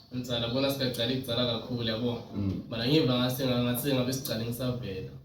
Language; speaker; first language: Zulu; non-native, local second language; Swati